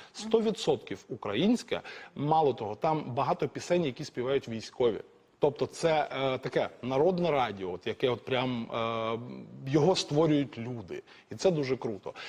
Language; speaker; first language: Ukrainian; non-native, local second language; Russian